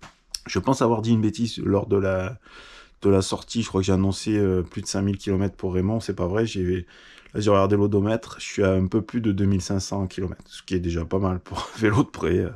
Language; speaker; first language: French; native; French